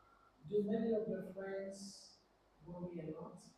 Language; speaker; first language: English; non-native, fluent; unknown